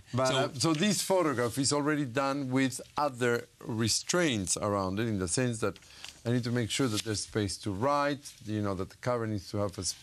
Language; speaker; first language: English; non-native, fluent; Spanish